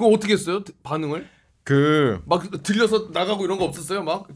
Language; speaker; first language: Korean; native; Korean